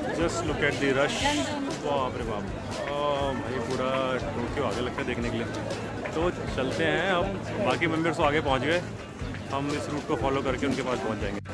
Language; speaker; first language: Hindi; native; Hindi